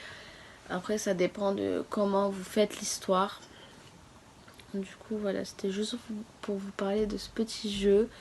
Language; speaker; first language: French; native; French